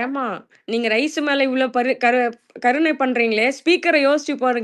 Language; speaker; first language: Tamil; native; Tamil